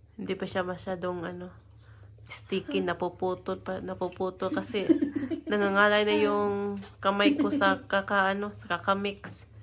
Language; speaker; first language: Filipino; non-native, local second language; Cebuano